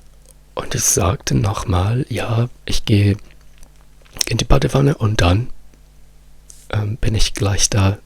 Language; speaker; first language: German; non-native, fluent; Italian